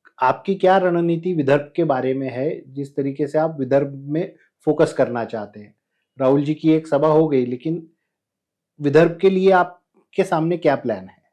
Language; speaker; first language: Hindi; non-native, local second language; Marathi